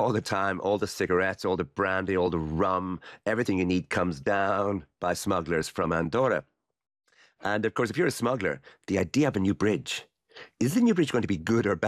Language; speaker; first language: English; native; English